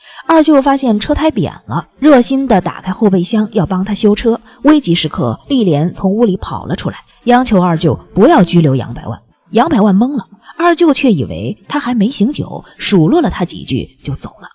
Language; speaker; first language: Chinese; native; Chinese